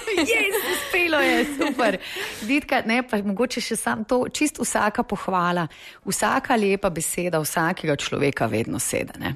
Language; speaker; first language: Slovenian; native; Slovenian